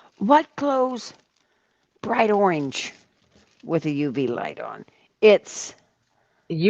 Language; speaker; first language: English; native; English